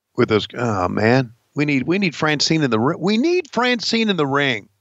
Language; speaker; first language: English; native; English